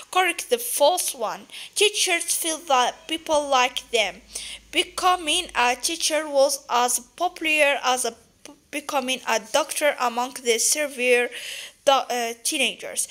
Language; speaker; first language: English; non-native, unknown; Arabic